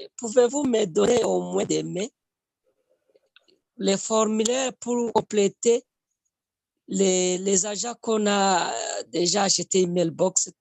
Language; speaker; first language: French; non-native, local second language; Swahili